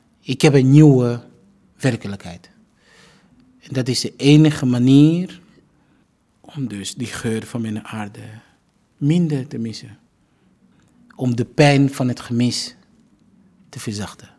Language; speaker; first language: Dutch; non-native, fluent; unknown